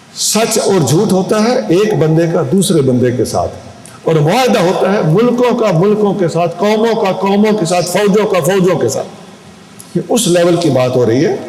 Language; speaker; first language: Urdu; non-native, local second language; Punjabi